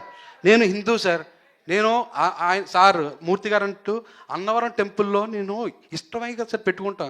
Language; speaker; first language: Telugu; native; Telugu